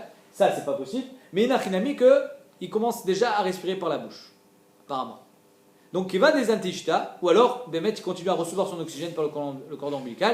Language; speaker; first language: French; native; French